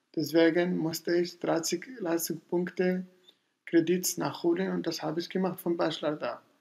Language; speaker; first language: German; non-native, fluent; Arabic